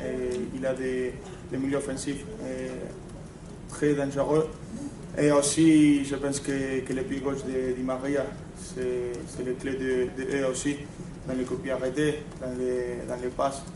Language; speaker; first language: French; non-native, fluent; Spanish